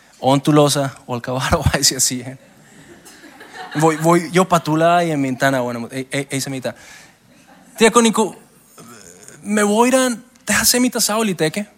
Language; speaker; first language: Finnish; non-native, learner; Spanish